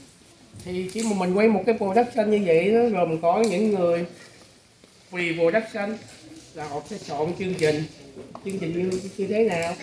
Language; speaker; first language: Vietnamese; native; Vietnamese